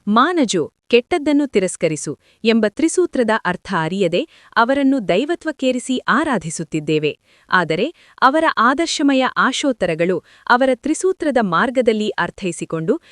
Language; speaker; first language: Kannada; non-native, local second language; Lambadi